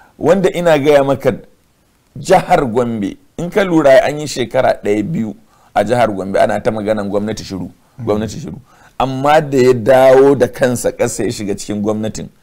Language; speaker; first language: Hausa; native; Hausa